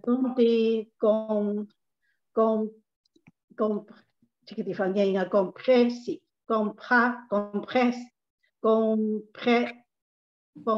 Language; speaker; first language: Spanish; non-native, learner; Chinese